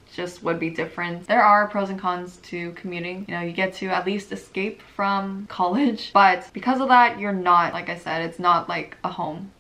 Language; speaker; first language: English; native; English